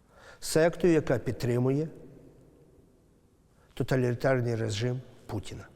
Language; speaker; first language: Ukrainian; native; Ukrainian